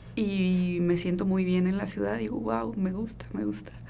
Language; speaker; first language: Spanish; native; Spanish